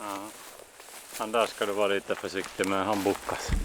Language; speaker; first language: Swedish; native; Swedish